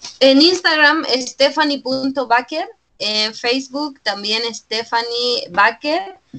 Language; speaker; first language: Spanish; native; Spanish